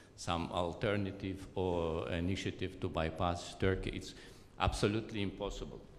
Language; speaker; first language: English; non-native, fluent; Azerbaijani